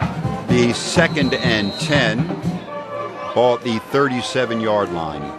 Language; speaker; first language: English; native; English